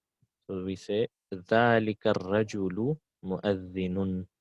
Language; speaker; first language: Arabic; non-native, fluent; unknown